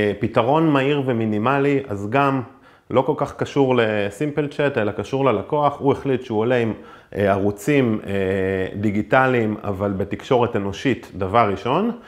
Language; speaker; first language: Hebrew; native; Hebrew